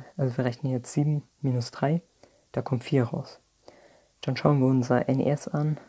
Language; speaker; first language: German; native; German